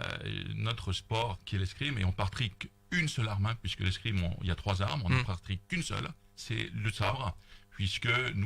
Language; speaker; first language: French; native; French